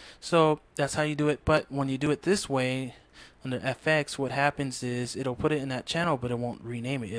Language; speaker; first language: English; native; English